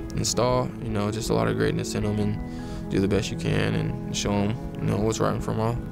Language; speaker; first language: English; native; English